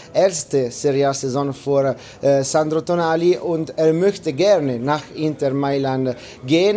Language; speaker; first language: German; non-native, learner; Italian